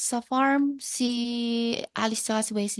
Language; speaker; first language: Filipino; non-native, learner; Chinese